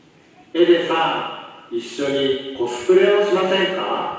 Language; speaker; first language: Japanese; non-native, learner; Indonesian